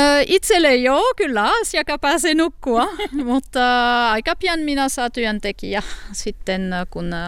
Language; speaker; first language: Finnish; non-native, learner; French